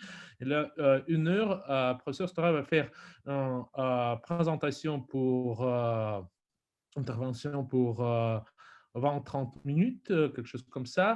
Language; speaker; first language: French; non-native, fluent; Russian